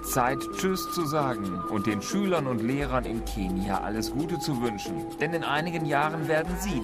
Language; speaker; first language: German; native; German